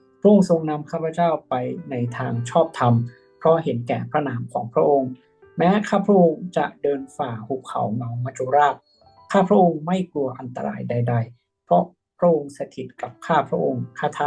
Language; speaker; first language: Thai; native; Thai